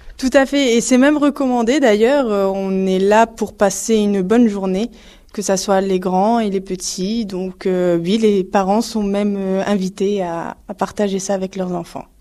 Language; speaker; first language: French; native; French